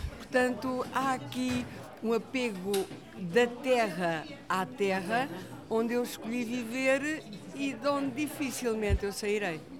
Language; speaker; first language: Portuguese; native; Portuguese